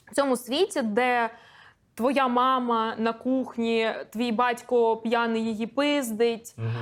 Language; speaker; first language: Ukrainian; non-native, local second language; Russian